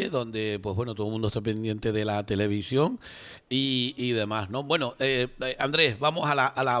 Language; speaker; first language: Spanish; native; Spanish